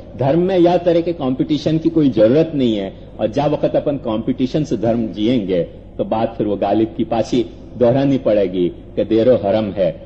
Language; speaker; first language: Hindi; native; Hindi